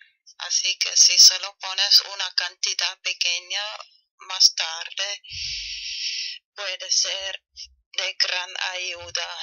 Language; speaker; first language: Spanish; non-native, fluent; German